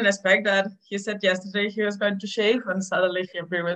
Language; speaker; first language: English; non-native, fluent; Spanish